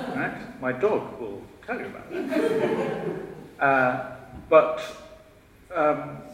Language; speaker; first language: English; native; English